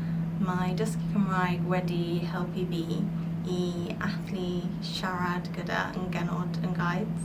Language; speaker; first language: Welsh; non-native, learner; English